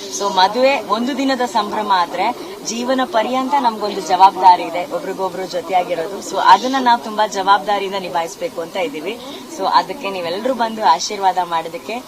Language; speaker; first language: Kannada; non-native, local second language; Tulu